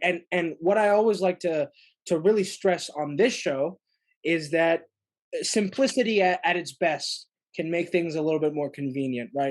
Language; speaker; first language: English; native; English